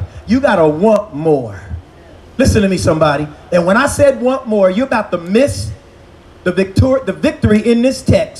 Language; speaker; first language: English; native; English